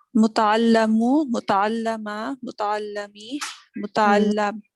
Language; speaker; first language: Arabic; non-native, learner; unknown